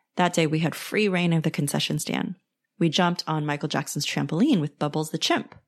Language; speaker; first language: English; native; English